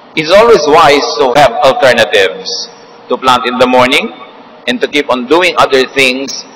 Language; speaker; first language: English; non-native, local second language; Filipino